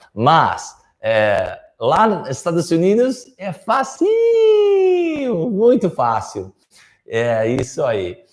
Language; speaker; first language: Portuguese; non-native, fluent; English